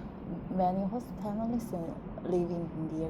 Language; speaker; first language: English; non-native, learner; Korean